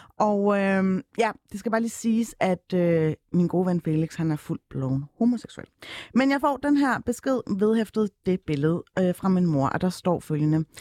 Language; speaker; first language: Danish; early bilingual, other home language; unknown